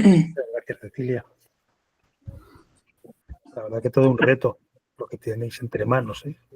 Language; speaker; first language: Spanish; native; Spanish